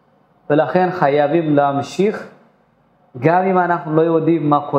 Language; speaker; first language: Hebrew; non-native, fluent; Amharic